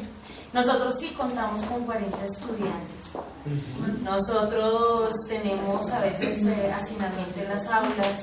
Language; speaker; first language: Spanish; native; Spanish